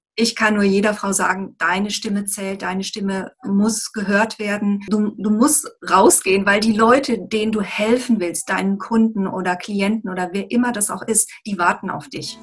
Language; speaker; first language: German; native; German